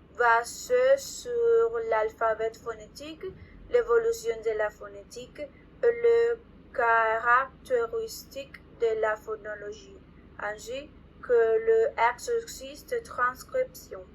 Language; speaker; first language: French; non-native, learner; Spanish